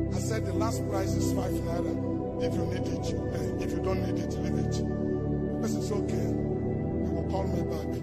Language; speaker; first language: English; non-native, local second language; Igbo